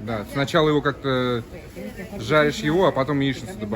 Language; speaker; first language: Russian; native; Russian